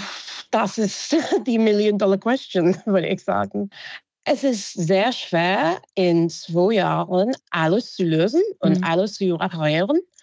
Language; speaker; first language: German; non-native, fluent; English